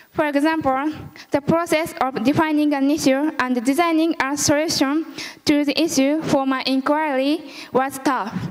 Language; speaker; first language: English; early bilingual, other home language; Japanese